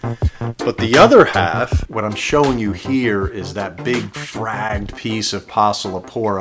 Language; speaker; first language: English; native; English